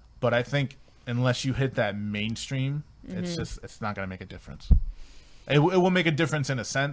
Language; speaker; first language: English; native; English